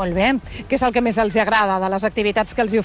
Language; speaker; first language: Catalan; native; Catalan